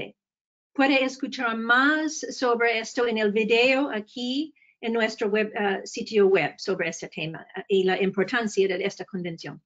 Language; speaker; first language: Spanish; non-native, fluent; English